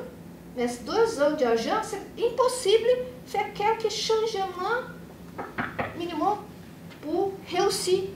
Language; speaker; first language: French; non-native, learner; Portuguese